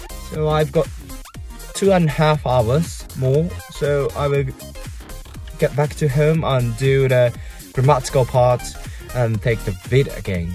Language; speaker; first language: English; non-native, fluent; Japanese